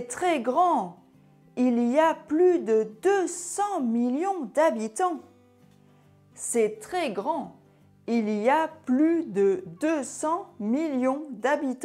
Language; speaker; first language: French; native; French